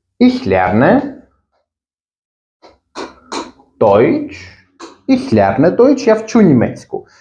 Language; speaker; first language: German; non-native, fluent; Ukrainian